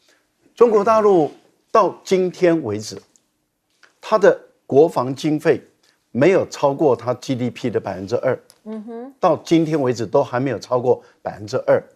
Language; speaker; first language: Chinese; native; Chinese